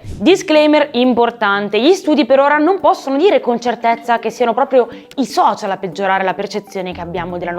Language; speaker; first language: Italian; native; Italian